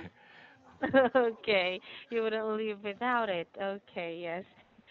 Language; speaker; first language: English; non-native, fluent; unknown